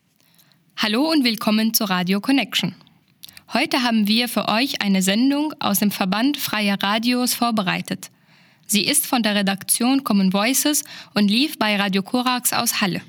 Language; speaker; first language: German; native; German